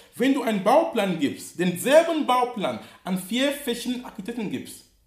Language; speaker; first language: German; non-native, fluent; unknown